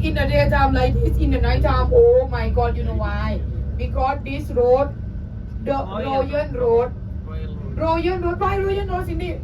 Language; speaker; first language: English; non-native, learner; Thai